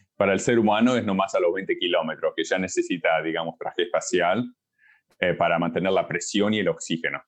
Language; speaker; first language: Spanish; early bilingual, heritage; Spanish